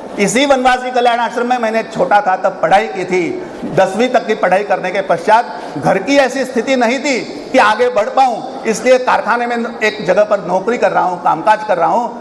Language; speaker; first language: Hindi; non-native, local second language; Marathi